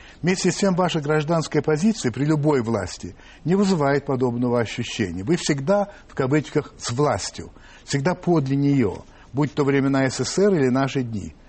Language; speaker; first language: Russian; non-native, fluent; French